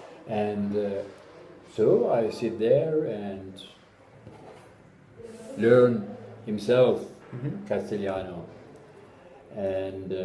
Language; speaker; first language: English; non-native, learner; German